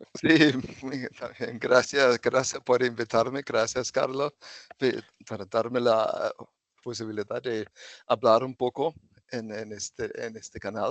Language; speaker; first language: Spanish; non-native, fluent; German